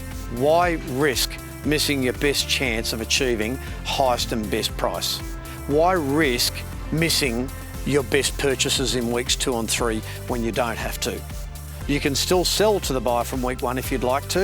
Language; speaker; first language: English; native; English